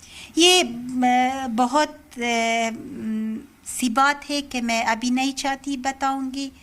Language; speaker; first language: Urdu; non-native, learner; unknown